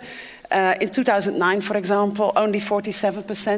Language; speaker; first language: English; non-native, fluent; Dutch